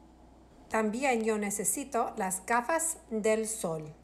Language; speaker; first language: Spanish; non-native, fluent; English